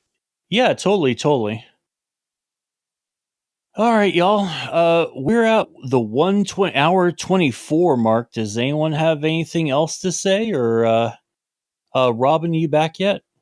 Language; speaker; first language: English; native; English